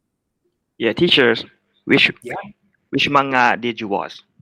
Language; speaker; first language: English; non-native, learner; Thai